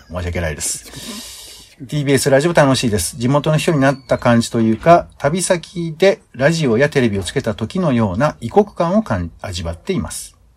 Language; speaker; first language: Japanese; native; Japanese